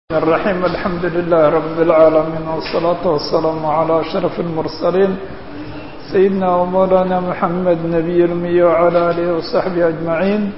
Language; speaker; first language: Arabic; non-native, local second language; Somali